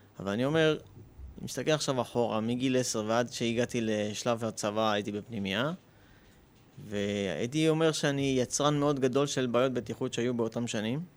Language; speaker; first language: Hebrew; early bilingual, other home language; Russian